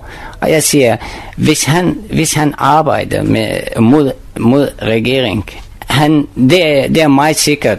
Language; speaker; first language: Danish; non-native, learner; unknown